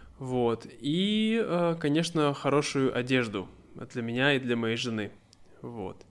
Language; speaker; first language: Russian; native; Russian